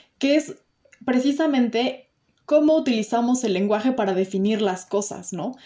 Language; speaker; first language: Spanish; native; Spanish